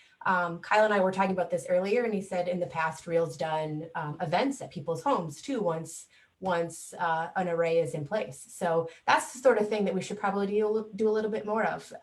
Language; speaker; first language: English; native; English